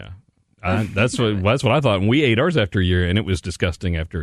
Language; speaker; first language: English; native; English